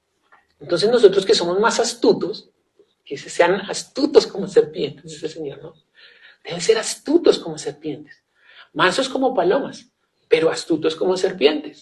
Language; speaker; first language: Spanish; native; Spanish